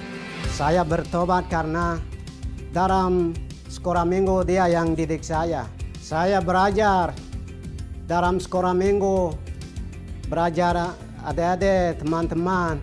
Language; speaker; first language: Indonesian; non-native, local second language; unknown